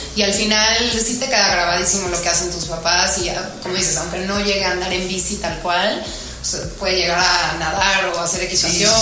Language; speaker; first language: Spanish; early bilingual, heritage; Spanish